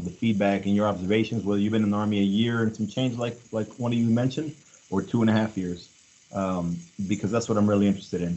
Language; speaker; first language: English; native; English